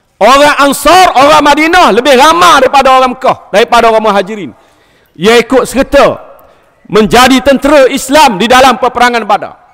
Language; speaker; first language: Malay; native; Malay